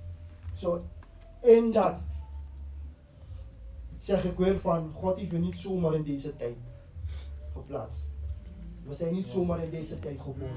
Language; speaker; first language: Dutch; non-native, fluent; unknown